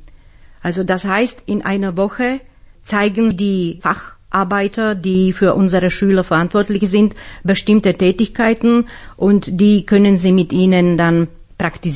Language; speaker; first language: German; non-native, fluent; Slovak